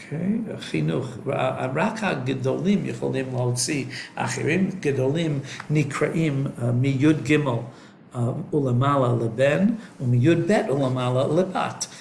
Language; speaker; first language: Hebrew; non-native, fluent; English